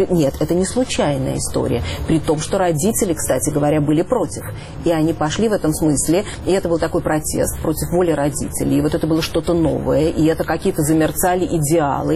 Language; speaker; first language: Russian; native; Russian